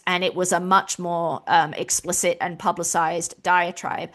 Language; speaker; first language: English; native; English